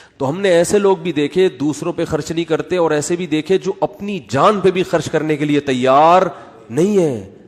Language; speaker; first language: Urdu; native; Urdu